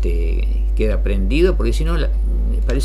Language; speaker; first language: Spanish; native; Spanish